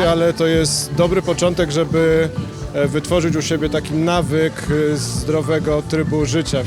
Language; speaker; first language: Polish; native; Polish